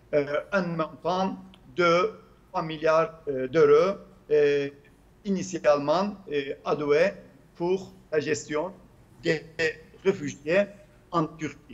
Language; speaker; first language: French; non-native, fluent; Turkish